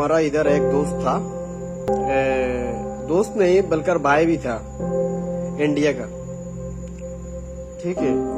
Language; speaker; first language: Hindi; non-native, fluent; Bangla